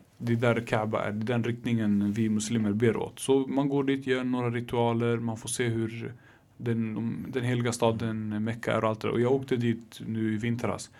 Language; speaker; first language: Swedish; early bilingual, other home language; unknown